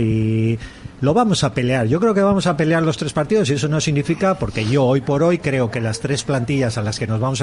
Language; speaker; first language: Spanish; native; Spanish